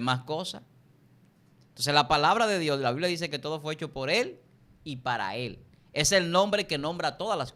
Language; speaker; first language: Spanish; native; Spanish